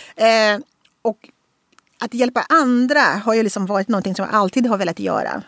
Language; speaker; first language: Swedish; non-native, fluent; Portuguese